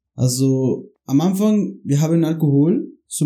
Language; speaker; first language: German; non-native, learner; Spanish